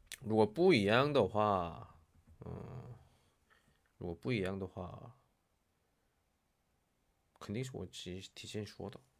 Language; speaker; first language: Chinese; non-native, learner; Korean